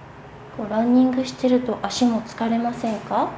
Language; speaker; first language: Japanese; native; Japanese